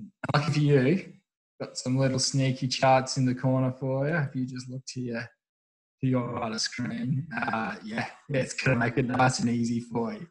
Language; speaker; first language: English; native; English